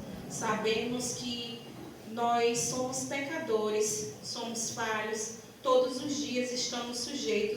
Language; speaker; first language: Portuguese; native; Portuguese